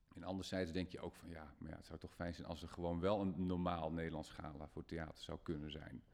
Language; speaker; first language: Dutch; native; Dutch